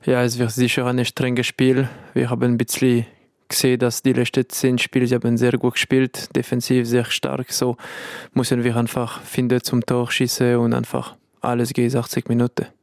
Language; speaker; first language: German; non-native, local second language; French